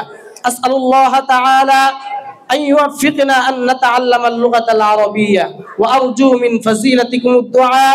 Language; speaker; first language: Arabic; non-native, learner; Bangla